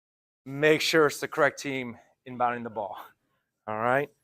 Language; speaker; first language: English; native; English